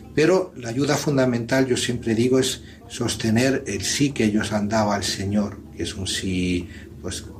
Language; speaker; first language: Spanish; native; Spanish